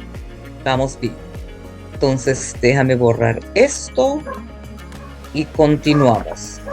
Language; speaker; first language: Spanish; non-native, fluent; English